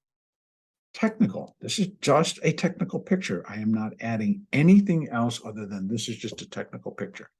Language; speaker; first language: English; native; English